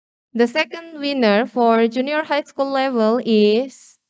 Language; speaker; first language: English; non-native, learner; Indonesian